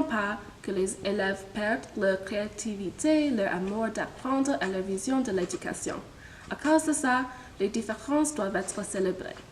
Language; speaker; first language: French; non-native, fluent; English